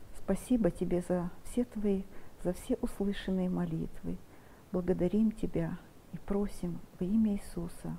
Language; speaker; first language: Russian; non-native, local second language; Romanian